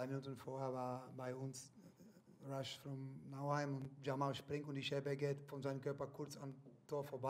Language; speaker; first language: German; non-native, fluent; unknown